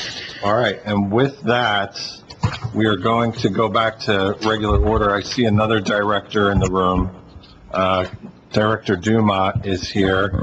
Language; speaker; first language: English; native; English